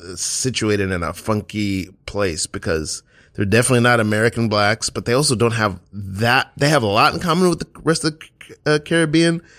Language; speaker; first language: English; early bilingual, other home language; Haitian Creole